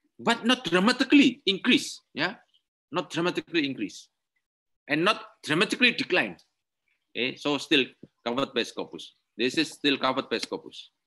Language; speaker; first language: English; non-native, learner; Indonesian